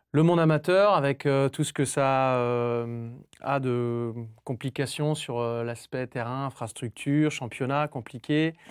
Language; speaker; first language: French; native; French